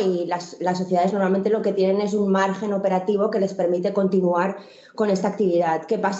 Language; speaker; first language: Spanish; native; Spanish